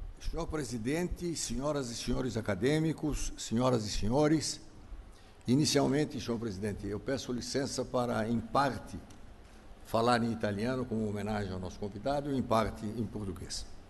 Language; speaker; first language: Portuguese; early bilingual, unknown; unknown